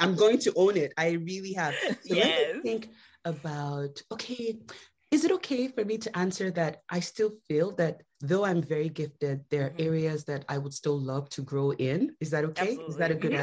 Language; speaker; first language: English; non-native, local second language; Yoruba